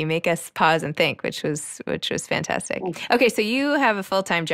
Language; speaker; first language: English; native; English